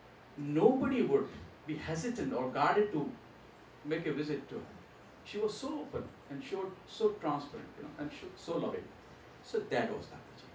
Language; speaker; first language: English; non-native, local second language; Gujarati